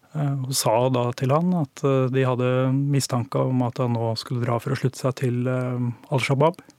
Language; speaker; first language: Norwegian; native; Norwegian